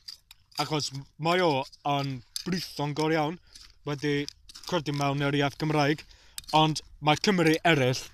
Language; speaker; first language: Welsh; non-native, local second language; English